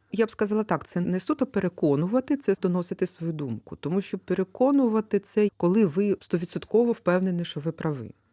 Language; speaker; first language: Ukrainian; native; Ukrainian